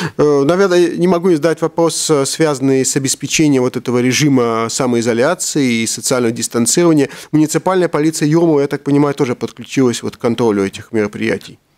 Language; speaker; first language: Russian; native; Russian